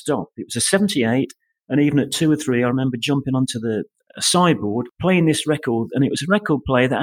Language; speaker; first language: English; native; English